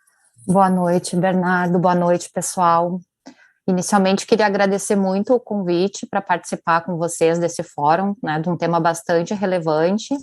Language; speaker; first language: Portuguese; native; Portuguese